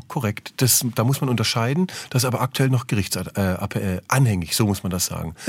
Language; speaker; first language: German; native; German